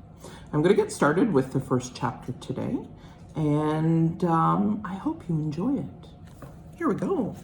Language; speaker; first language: English; native; English